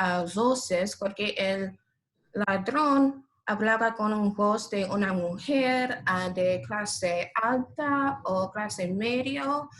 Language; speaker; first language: Spanish; non-native, learner; English